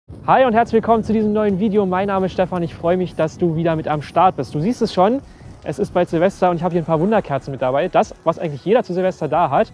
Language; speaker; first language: German; native; German